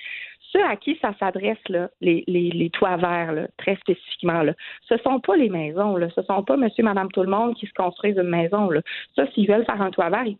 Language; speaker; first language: French; native; French